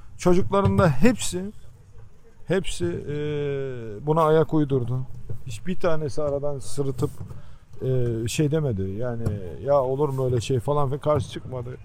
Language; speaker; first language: Turkish; early bilingual, heritage; Turkish